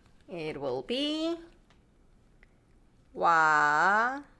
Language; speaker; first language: Korean; non-native, fluent; English